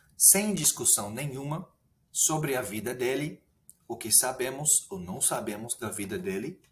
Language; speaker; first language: Portuguese; non-native, fluent; English